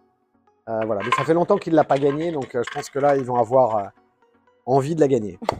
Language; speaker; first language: French; native; French